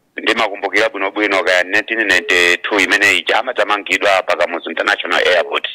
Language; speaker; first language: Nyanja; non-native, local second language; Tumbuka